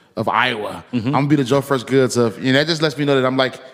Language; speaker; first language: English; native; English